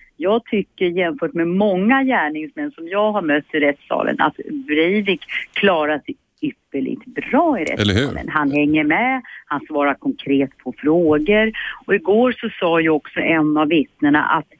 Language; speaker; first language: Swedish; native; Swedish